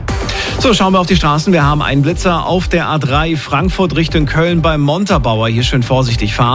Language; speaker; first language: German; native; German